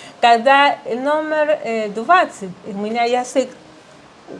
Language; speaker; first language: Russian; non-native, learner; Spanish